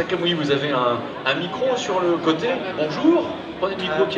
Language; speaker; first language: French; native; French